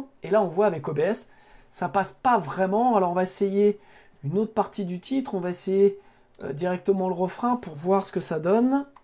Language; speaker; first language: French; native; French